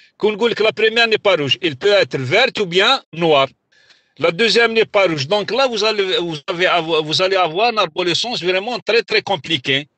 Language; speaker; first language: French; non-native, local second language; Arabic